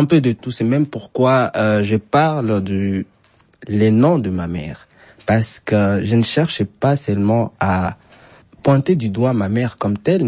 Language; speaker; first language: French; non-native, local second language; Swahili